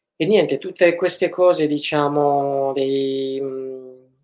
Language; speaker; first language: Italian; non-native, fluent; Kurdish